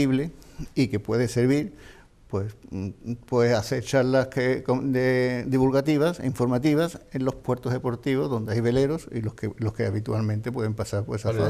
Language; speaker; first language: Spanish; native; Spanish